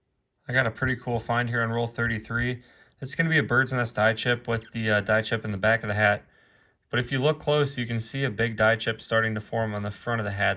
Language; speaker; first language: English; native; English